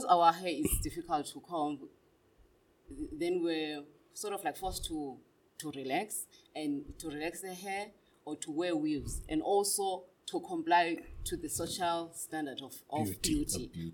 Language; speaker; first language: English; non-native, local second language; Xhosa